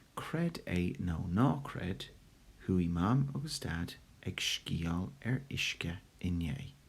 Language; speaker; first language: Irish; non-native, local second language; English